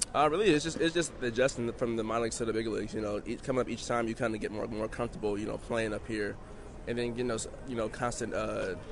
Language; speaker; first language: English; native; English